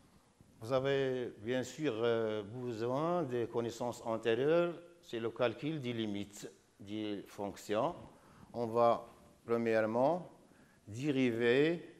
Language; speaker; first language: French; non-native, local second language; Arabic